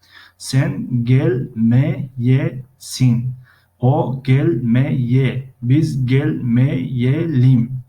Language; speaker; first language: Turkish; non-native, fluent; Tajik